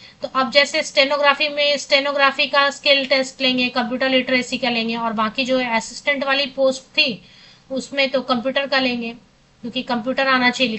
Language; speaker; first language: Hindi; native; Hindi